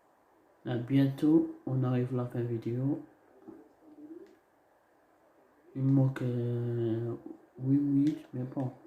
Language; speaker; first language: French; non-native, learner; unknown